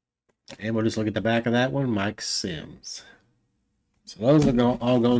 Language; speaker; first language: English; native; English